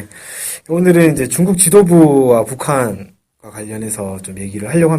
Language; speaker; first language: Korean; native; Korean